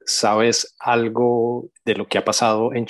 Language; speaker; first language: Spanish; native; Spanish